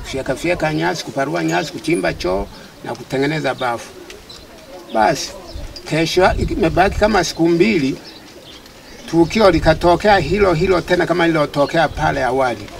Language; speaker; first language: Swahili; non-native, local second language; Sukuma